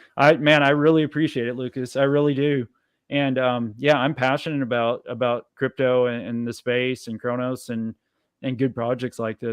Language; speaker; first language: English; native; English